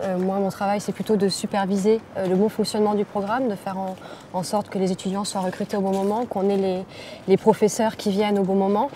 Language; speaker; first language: French; native; French